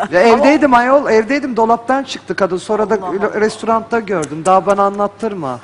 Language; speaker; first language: Turkish; native; Turkish